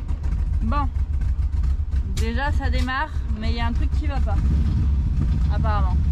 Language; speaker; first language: French; native; French